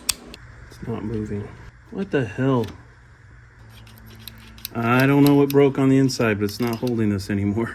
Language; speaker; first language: English; native; English